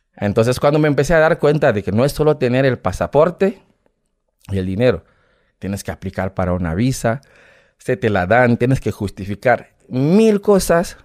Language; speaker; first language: Spanish; non-native, fluent; Portuguese